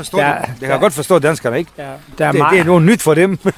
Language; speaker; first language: Danish; non-native, learner; Kurdish